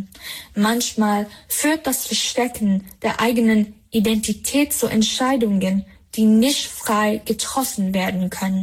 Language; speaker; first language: German; non-native, fluent; Persian